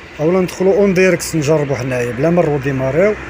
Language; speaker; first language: Arabic; native; Arabic